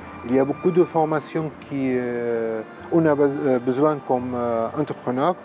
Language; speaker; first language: French; non-native, fluent; Arabic